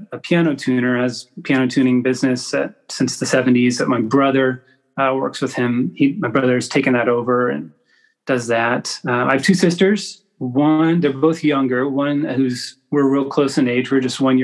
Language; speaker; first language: English; native; English